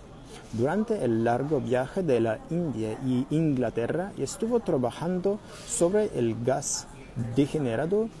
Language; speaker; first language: Spanish; non-native, learner; Russian